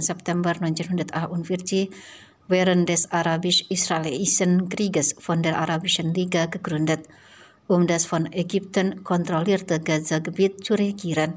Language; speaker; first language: German; non-native, fluent; Indonesian